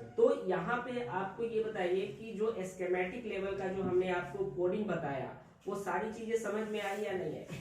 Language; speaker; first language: Hindi; native; Hindi